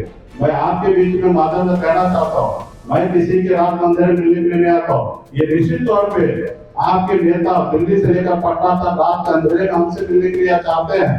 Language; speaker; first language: Hindi; native; Hindi